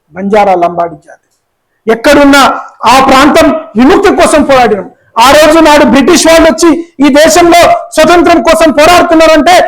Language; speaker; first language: Telugu; non-native, local second language; Lambadi